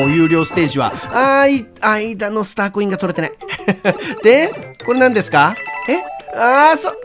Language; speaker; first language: Japanese; native; Japanese